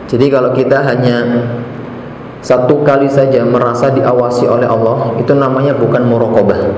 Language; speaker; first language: Indonesian; native; Indonesian